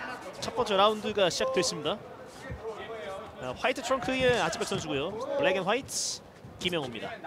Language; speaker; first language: Korean; native; Korean